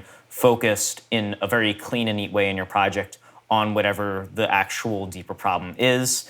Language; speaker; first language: English; native; English